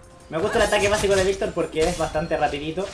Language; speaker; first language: Spanish; native; Spanish